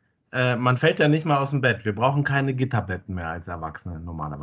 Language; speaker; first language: German; native; German